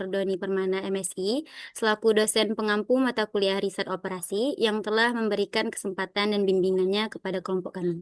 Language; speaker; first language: Indonesian; native; Indonesian